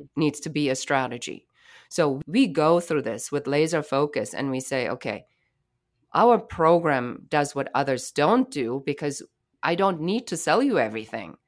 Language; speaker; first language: English; non-native, fluent; German